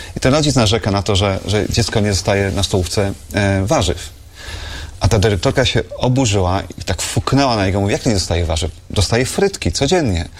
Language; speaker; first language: Polish; native; Polish